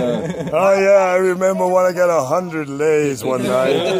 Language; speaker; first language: English; native; English